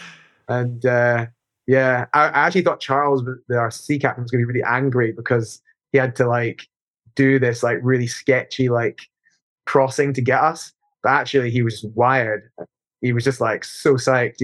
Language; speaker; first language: English; native; English